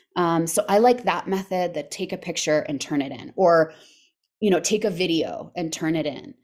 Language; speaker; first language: English; native; English